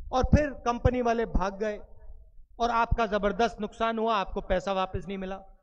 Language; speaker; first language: Hindi; native; Hindi